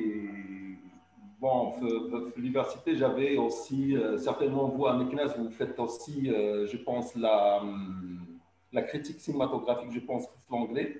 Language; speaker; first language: French; non-native, local second language; Arabic